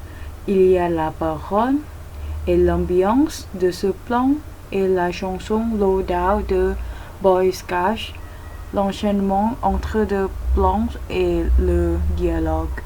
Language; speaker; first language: French; non-native, learner; Thai